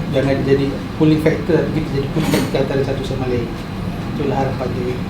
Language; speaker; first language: Malay; native; Malay